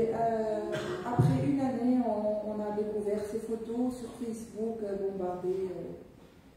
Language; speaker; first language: French; non-native, local second language; Arabic